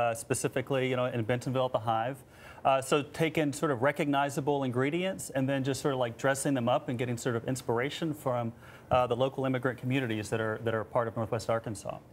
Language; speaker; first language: English; native; English